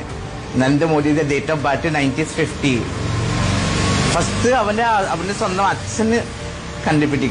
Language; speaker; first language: Malayalam; non-native, fluent; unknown